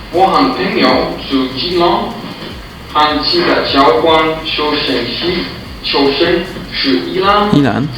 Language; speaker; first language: Chinese; non-native, learner; Swedish